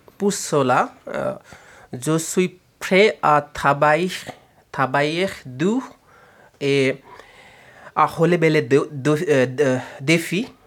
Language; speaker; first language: French; non-native, learner; Bangla